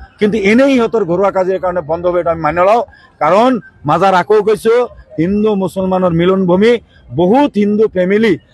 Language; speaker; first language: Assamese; non-native, local second language; Bangla